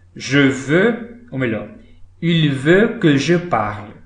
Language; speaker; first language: French; non-native, fluent; Portuguese